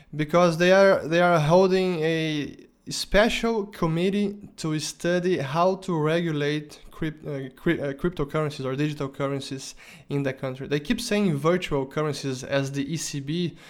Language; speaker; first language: English; non-native, fluent; Portuguese